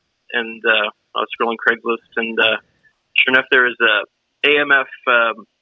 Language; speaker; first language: English; native; English